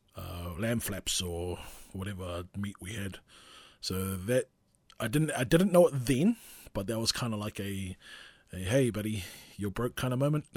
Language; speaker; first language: English; non-native, local second language; Māori